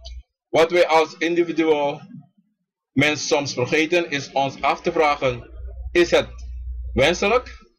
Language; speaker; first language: Dutch; non-native, local second language; Sranan Tongo